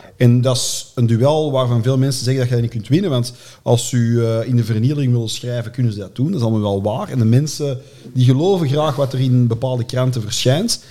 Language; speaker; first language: Dutch; native; Dutch